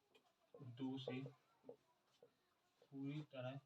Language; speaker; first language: Hindi; native; Hindi